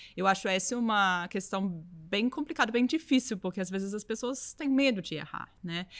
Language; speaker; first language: Portuguese; non-native, fluent; German